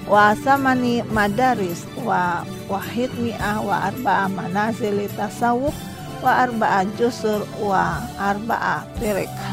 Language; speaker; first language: Arabic; non-native, learner; Indonesian